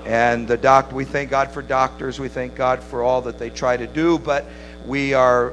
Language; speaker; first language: English; native; English